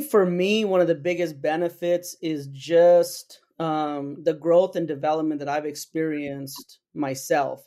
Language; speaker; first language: English; native; English